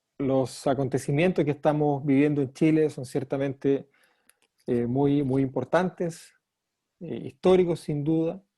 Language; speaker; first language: Spanish; native; Spanish